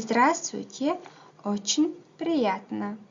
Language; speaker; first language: Russian; non-native, fluent; Mongolian